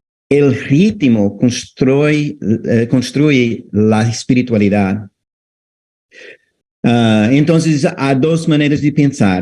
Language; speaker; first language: Portuguese; non-native, fluent; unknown